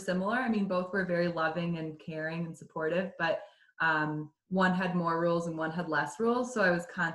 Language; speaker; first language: English; native; English